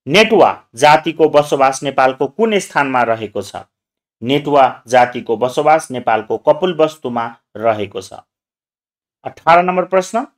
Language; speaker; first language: Nepali; non-native, local second language; Maithili